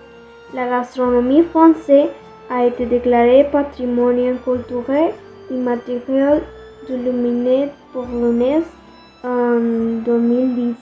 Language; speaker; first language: French; non-native, learner; Spanish